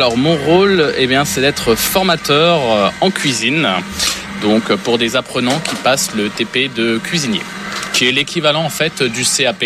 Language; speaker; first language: French; native; French